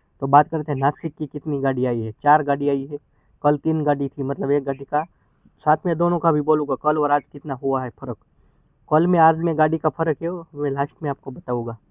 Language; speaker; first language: Hindi; non-native, local second language; Gujarati